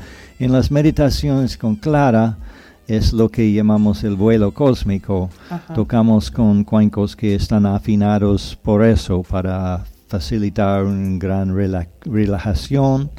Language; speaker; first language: Spanish; non-native, fluent; English